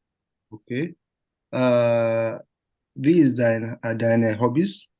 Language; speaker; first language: German; non-native, learner; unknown